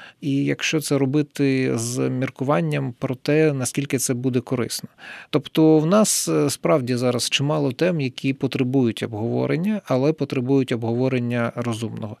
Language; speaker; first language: Ukrainian; non-native, local second language; Russian